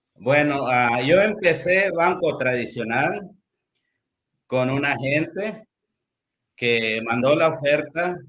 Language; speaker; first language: Spanish; native; Spanish